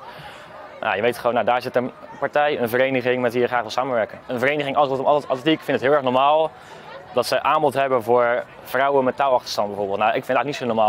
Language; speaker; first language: Dutch; native; Dutch